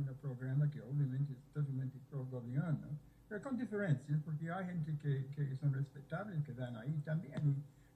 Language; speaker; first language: Spanish; non-native, fluent; English